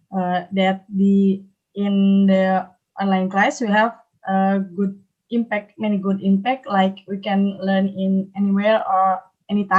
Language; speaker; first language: English; non-native, learner; Indonesian